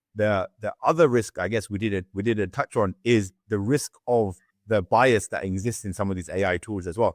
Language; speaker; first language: English; native; English